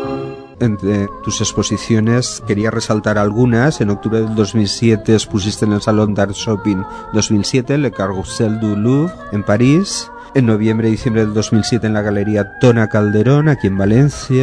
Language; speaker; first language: Spanish; native; Spanish